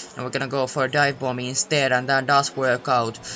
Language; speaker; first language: English; non-native, fluent; Finnish